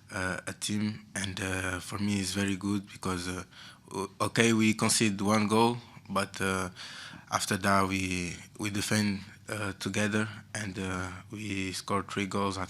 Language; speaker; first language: English; non-native, fluent; Portuguese